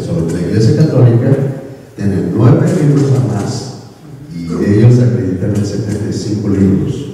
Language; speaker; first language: Spanish; non-native, learner; Korean